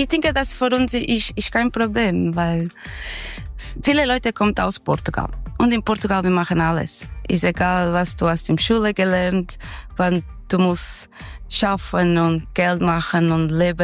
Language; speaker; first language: German; non-native, learner; Portuguese